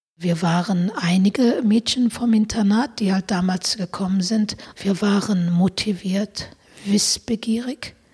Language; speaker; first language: German; non-native, fluent; Turkish